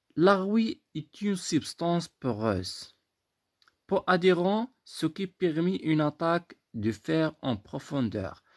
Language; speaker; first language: French; non-native, local second language; Arabic